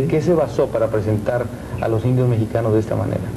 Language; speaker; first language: Spanish; native; Spanish